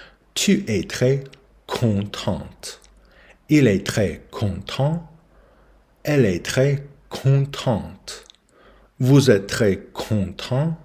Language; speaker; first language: French; non-native, learner; English